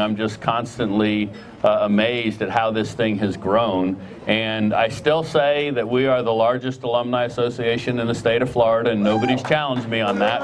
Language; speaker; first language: English; native; English